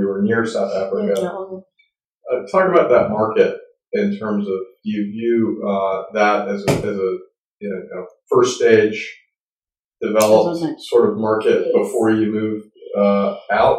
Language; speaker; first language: English; native; English